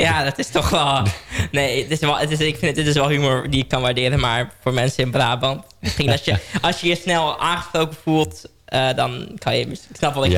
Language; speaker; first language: Dutch; native; Dutch